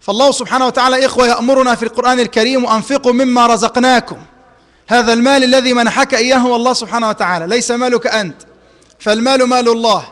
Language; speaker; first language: Arabic; native; Arabic